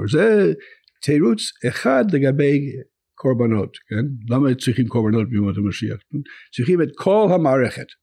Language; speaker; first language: Hebrew; non-native, fluent; English